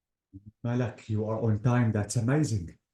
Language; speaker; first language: English; non-native, fluent; Arabic